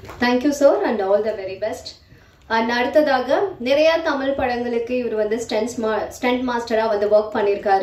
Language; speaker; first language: Tamil; native; Tamil